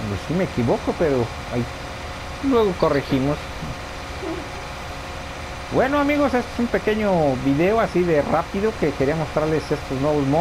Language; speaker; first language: Spanish; native; Spanish